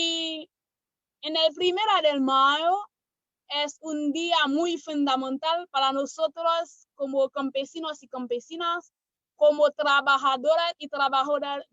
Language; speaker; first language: Spanish; non-native, learner; Haitian Creole